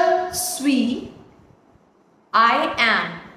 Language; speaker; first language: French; non-native, fluent; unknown